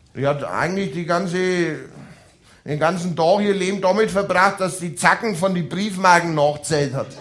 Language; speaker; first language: German; native; German